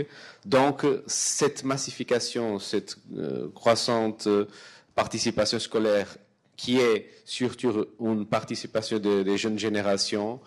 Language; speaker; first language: French; non-native, fluent; Portuguese